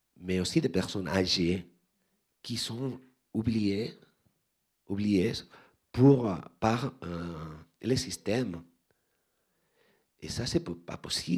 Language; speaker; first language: French; non-native, learner; Spanish